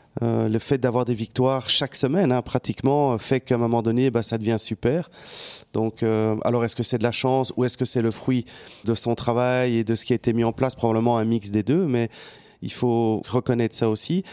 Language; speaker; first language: French; native; French